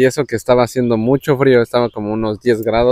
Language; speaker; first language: Spanish; native; Spanish